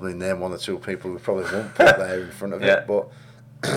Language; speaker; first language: English; native; English